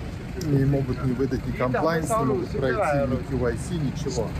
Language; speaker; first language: Russian; native; Russian